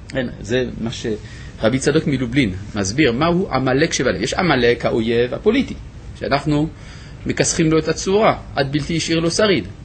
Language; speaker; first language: Hebrew; non-native, fluent; French